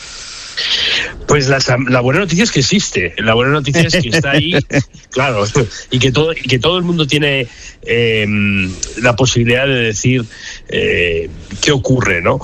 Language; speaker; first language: Spanish; native; Spanish